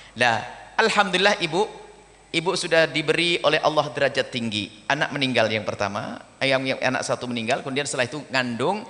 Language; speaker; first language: Indonesian; non-native, fluent; Javanese